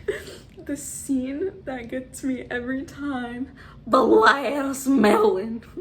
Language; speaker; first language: English; native; English